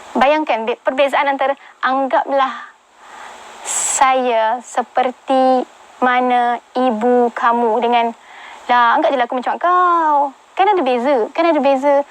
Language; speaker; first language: Malay; native; Malay